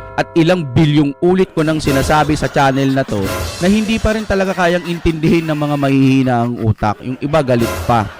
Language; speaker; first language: Filipino; non-native, local second language; Iloko